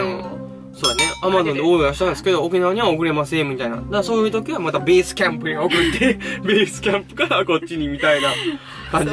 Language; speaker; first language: Japanese; native; Japanese